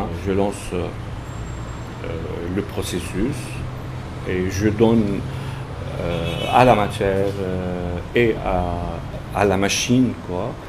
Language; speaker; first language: French; non-native, local second language; Arabic